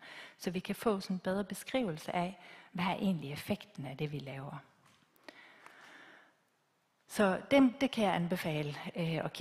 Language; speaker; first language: Danish; native; Danish